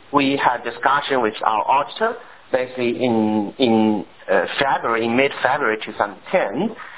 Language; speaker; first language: English; non-native, fluent; Chinese